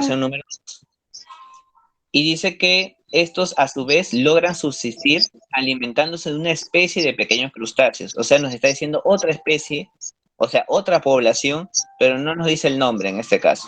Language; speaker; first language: Spanish; native; Spanish